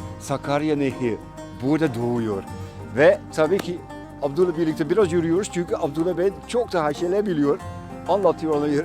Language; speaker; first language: Turkish; non-native, fluent; Dutch